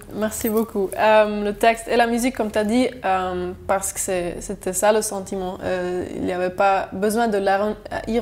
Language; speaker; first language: French; non-native, local second language; German